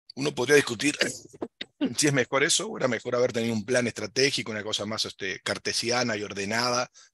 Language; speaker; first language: Spanish; native; Spanish